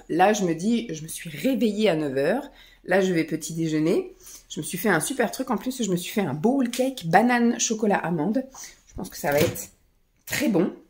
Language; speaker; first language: French; native; French